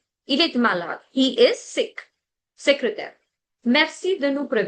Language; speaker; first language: French; non-native, fluent; Hindi